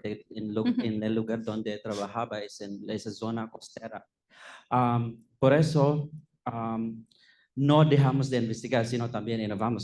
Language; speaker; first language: Spanish; non-native, fluent; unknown